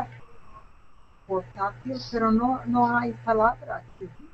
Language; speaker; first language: Spanish; non-native, learner; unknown